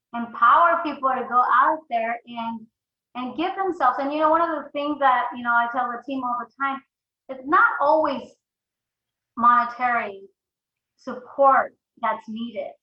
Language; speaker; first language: English; early bilingual, other home language; Spanish